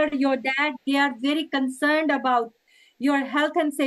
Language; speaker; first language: English; non-native, local second language; Hindi